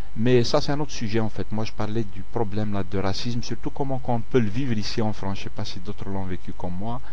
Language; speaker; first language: French; non-native, local second language; Kabyle